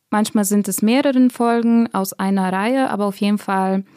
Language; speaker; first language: German; non-native, fluent; Bulgarian